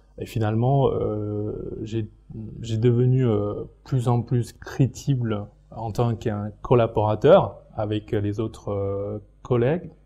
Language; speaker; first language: French; non-native, fluent; Chinese